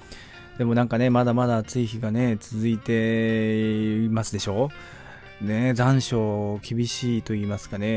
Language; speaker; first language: Japanese; native; Japanese